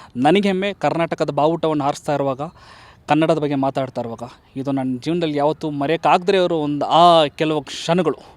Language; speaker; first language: Kannada; non-native, local second language; Tamil